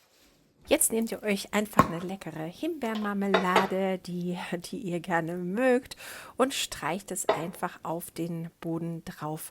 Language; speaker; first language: German; native; German